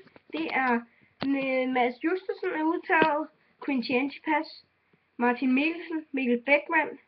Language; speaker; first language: Danish; native; Danish